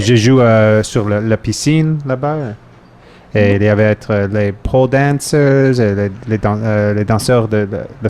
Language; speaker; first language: French; non-native, fluent; English